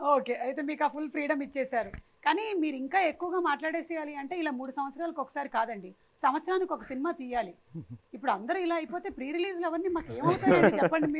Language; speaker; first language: Telugu; native; Telugu